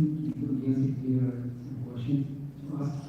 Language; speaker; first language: English; non-native, fluent; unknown